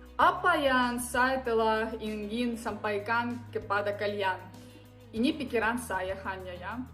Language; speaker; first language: Indonesian; non-native, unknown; Ukrainian